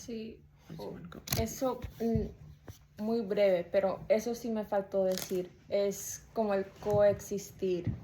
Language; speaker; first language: Spanish; early bilingual, heritage; Spanish